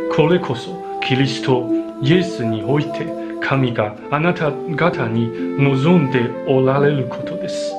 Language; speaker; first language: Japanese; non-native, fluent; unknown